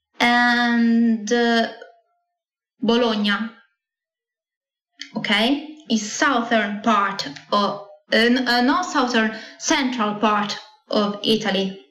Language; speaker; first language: English; non-native, learner; Italian